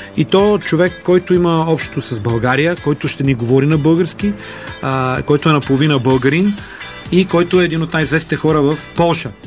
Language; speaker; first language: Bulgarian; native; Bulgarian